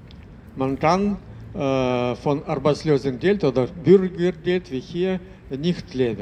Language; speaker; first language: German; non-native, fluent; Russian